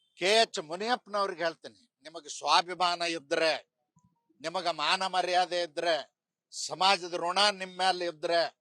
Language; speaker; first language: Kannada; native; Kannada